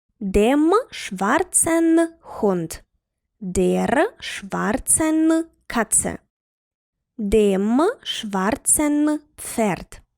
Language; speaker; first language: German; non-native, fluent; Ukrainian